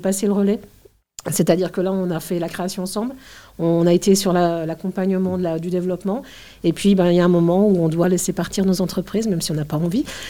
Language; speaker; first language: French; native; French